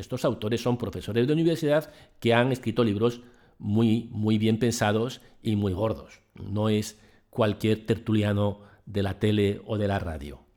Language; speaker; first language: Spanish; native; Spanish